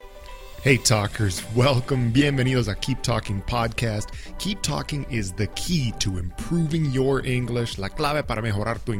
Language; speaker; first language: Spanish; non-native, fluent; English